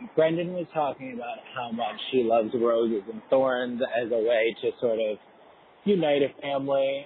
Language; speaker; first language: English; native; English